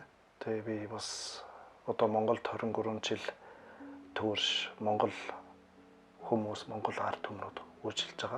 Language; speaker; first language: Mongolian; non-native, learner; German